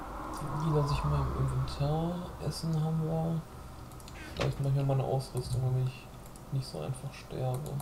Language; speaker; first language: German; native; German